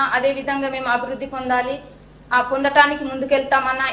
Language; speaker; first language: Telugu; non-native, local second language; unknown